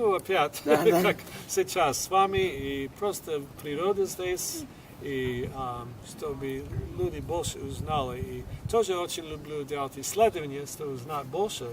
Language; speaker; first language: Russian; non-native, fluent; English